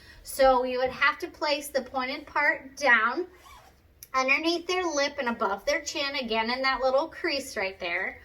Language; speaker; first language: English; native; English